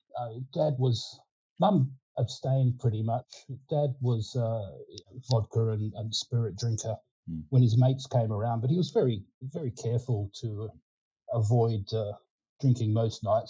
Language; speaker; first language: English; early bilingual, other home language; Ukrainian